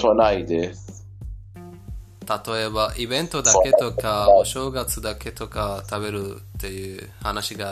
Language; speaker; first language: Japanese; non-native, fluent; Persian